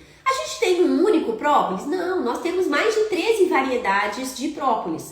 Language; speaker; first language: Portuguese; native; Portuguese